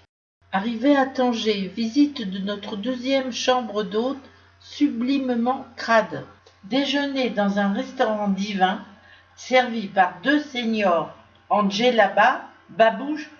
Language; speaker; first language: French; native; French